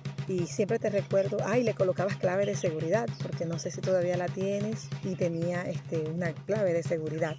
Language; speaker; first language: Spanish; non-native, local second language; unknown